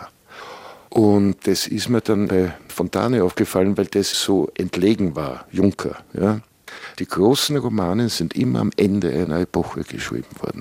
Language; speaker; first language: German; native; German